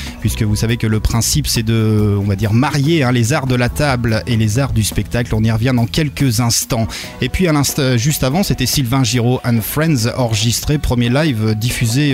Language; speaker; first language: French; native; French